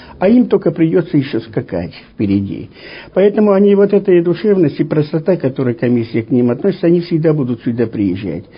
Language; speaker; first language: Russian; native; Russian